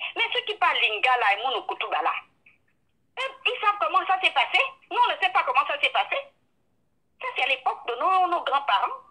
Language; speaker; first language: French; non-native, local second language; Fang